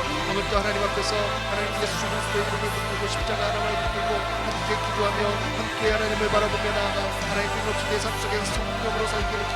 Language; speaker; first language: Korean; native; Korean